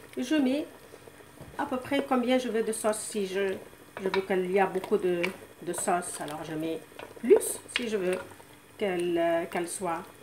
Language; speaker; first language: French; non-native, local second language; Arabic